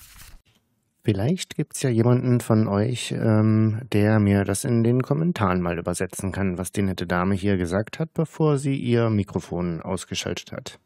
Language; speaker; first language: German; native; German